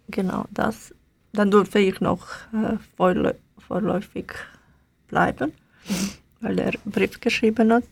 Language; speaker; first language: German; non-native, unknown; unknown